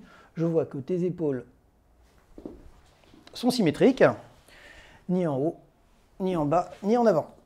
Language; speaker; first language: French; native; French